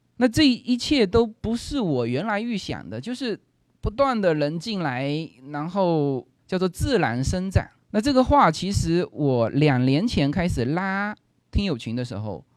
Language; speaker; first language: Chinese; native; Chinese